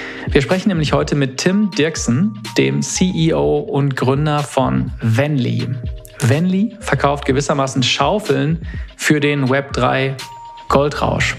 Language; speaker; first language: German; native; German